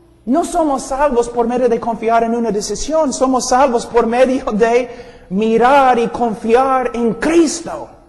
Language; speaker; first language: Spanish; non-native, fluent; English